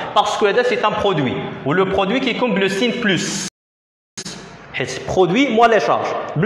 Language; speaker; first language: French; non-native, local second language; Arabic